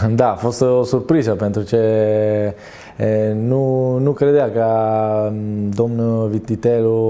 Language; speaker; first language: Romanian; non-native, fluent; Italian